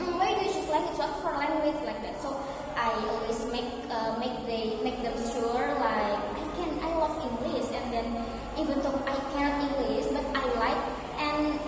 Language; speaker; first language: English; non-native, learner; Indonesian